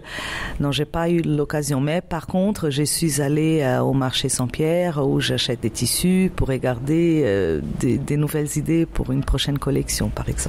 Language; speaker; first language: French; non-native, fluent; Portuguese